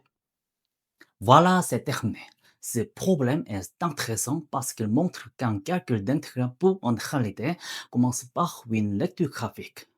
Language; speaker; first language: French; non-native, learner; Korean